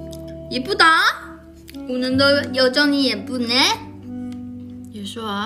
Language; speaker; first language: Korean; non-native, learner; Chinese